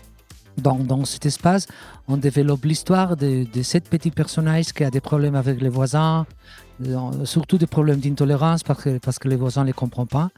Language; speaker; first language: French; non-native, fluent; Catalan